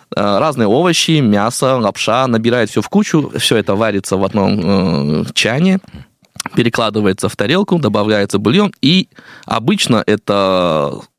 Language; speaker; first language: Russian; non-native, fluent; Chinese